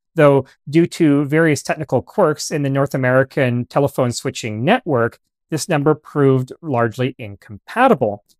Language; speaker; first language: English; native; English